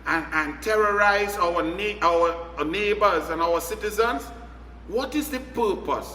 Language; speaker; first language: English; native; English